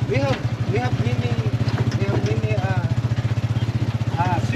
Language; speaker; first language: English; non-native, local second language; Cebuano